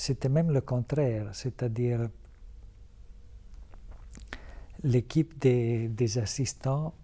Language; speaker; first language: French; non-native, fluent; Italian